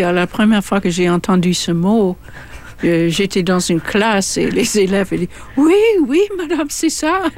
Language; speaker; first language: French; non-native, fluent; English